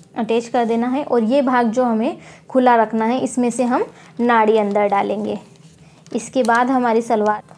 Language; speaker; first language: Hindi; native; Hindi